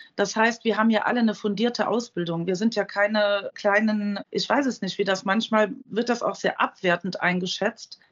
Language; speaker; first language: German; native; German